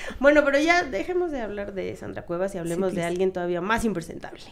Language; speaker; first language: Spanish; native; Spanish